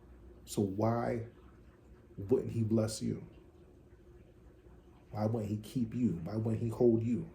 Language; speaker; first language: English; native; English